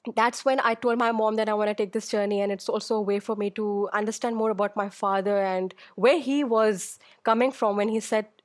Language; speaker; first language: English; non-native, local second language; Urdu